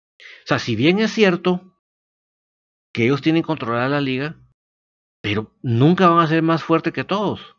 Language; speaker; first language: Spanish; native; Spanish